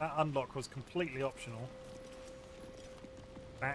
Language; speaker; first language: English; native; English